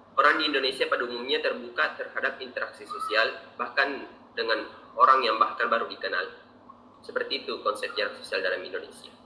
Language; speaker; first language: Indonesian; native; Indonesian